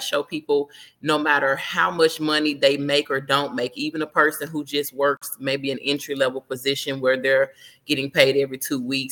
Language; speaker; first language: English; native; English